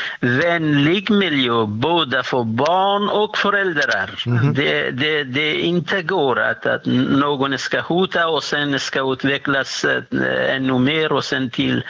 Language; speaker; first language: Swedish; non-native, fluent; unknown